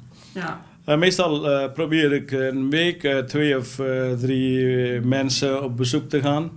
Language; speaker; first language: Dutch; non-native, fluent; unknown